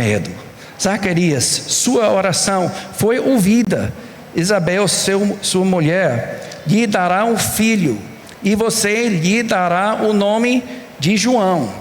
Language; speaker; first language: Portuguese; non-native, fluent; English